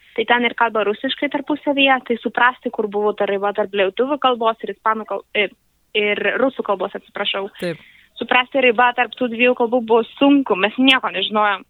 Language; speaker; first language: Lithuanian; non-native, fluent; Spanish